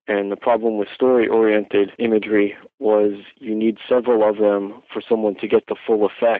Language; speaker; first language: English; native; English